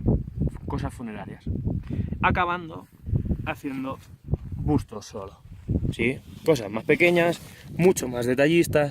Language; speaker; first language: Spanish; native; Spanish